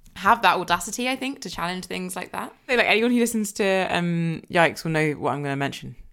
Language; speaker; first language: English; native; English